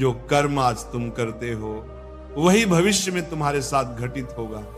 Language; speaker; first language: Hindi; native; Hindi